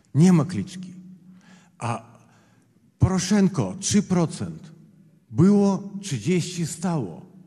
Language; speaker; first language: Polish; non-native, fluent; Russian